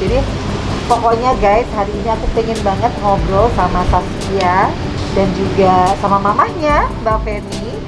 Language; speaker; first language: Indonesian; native; Indonesian